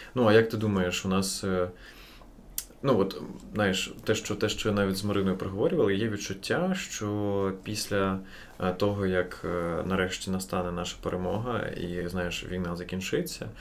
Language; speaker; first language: Ukrainian; non-native, local second language; Russian